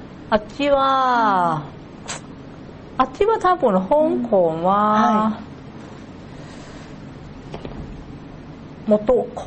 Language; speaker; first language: Japanese; non-native, learner; Cantonese